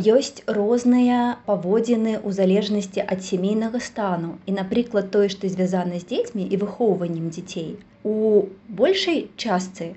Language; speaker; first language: Belarusian; native; Belarusian